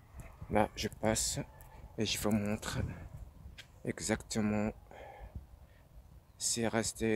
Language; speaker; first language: French; non-native, fluent; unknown